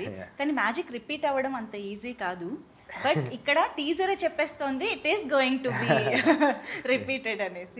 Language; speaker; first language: Telugu; native; Telugu